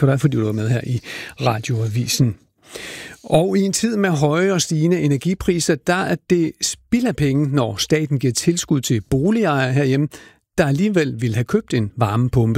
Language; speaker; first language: Danish; native; Danish